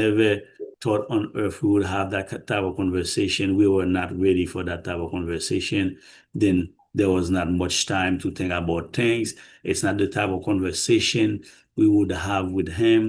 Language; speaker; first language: English; non-native, fluent; Haitian Creole